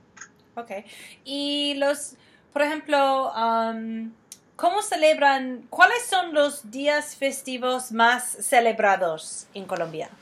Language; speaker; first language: Spanish; non-native, fluent; English